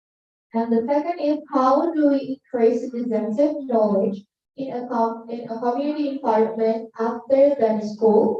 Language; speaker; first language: English; non-native, learner; Indonesian